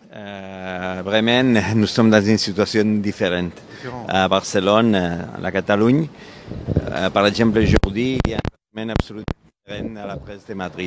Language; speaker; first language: French; non-native, fluent; Catalan